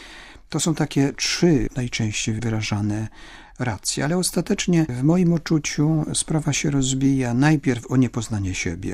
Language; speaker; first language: Polish; native; Polish